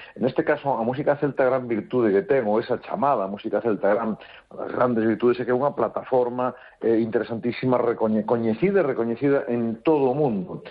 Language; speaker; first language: Galician; native; Galician